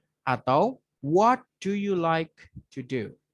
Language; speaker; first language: English; non-native, fluent; Indonesian